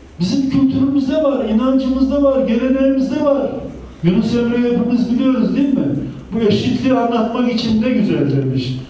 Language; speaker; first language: Turkish; native; Turkish